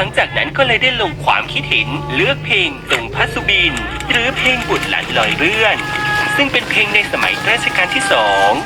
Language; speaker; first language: Thai; native; Thai